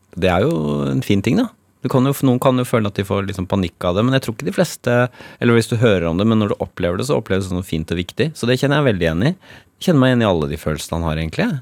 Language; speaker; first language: Norwegian; native; Norwegian